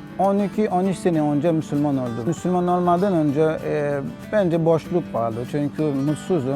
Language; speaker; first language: Turkish; non-native, learner; Haitian Creole